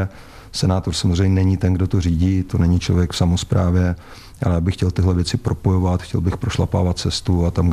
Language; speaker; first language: Czech; native; Czech